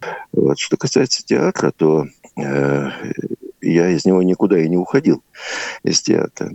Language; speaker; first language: Russian; native; Russian